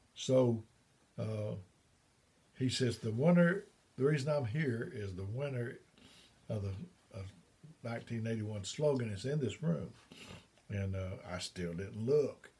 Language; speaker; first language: English; native; English